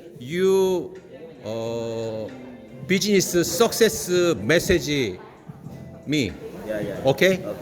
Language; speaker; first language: English; non-native, learner; Korean